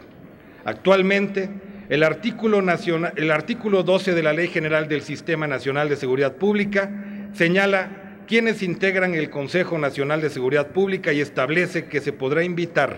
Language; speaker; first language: Spanish; native; Spanish